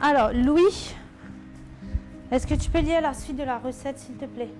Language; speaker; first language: French; native; French